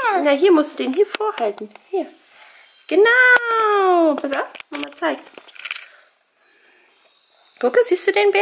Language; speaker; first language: German; native; German